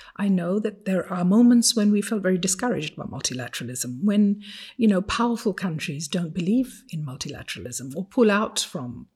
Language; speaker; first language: English; non-native, fluent; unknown